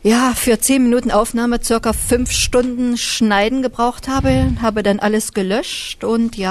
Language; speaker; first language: German; native; German